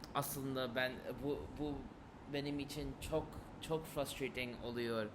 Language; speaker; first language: Turkish; non-native, learner; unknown